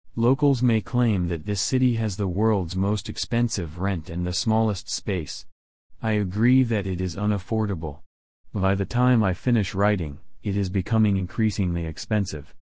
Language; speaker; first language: English; non-native, local second language; Cantonese